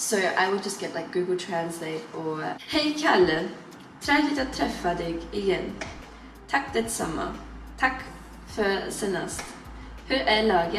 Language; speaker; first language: Swedish; non-native, learner; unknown